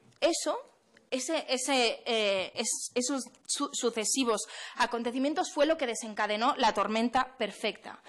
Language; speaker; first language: Spanish; non-native, local second language; Catalan